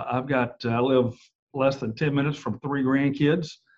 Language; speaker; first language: English; native; English